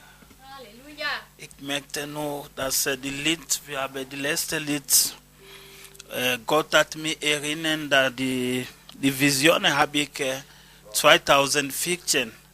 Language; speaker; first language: German; non-native, learner; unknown